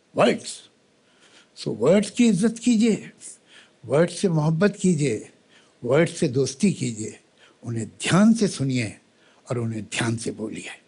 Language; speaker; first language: Hindi; native; Hindi